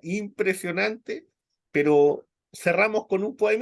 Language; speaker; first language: Spanish; native; Spanish